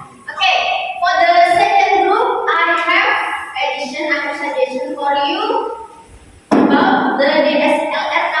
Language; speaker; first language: English; non-native, learner; Indonesian